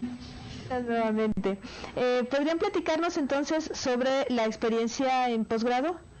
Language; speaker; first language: Spanish; native; Spanish